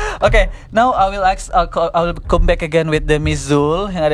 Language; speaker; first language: English; non-native, learner; Indonesian